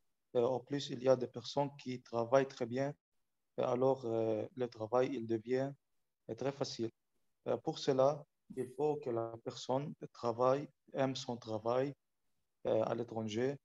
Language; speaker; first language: French; non-native, learner; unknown